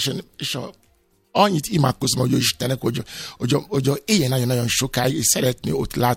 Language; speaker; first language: Hungarian; non-native, fluent; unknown